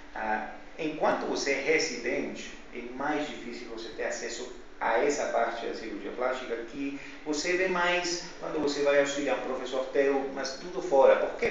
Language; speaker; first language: Portuguese; non-native, fluent; Spanish